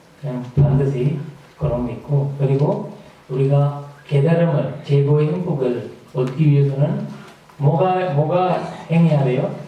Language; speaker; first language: Korean; non-native, fluent; Sinhala